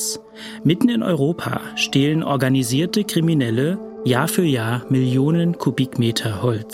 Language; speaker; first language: German; native; German